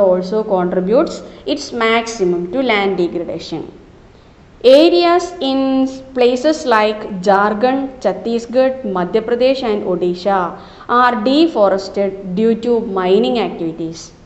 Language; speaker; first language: English; non-native, local second language; Malayalam